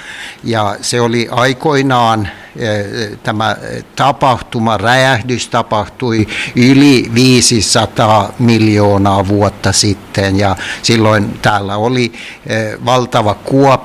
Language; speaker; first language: Finnish; non-native, local second language; Swedish